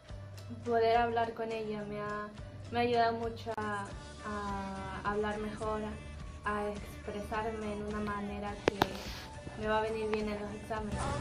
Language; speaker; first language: Spanish; early bilingual, heritage; Spanish